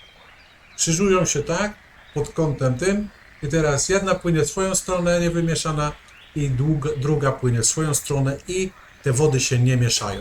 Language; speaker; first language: Polish; native; Polish